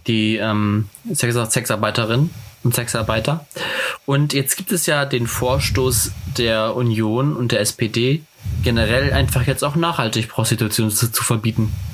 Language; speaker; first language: German; native; German